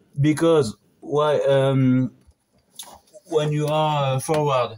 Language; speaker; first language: English; non-native, learner; French